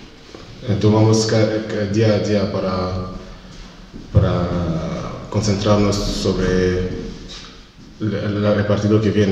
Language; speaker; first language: Spanish; non-native, fluent; French